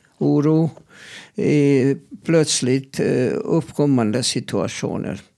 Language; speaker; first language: Swedish; non-native, fluent; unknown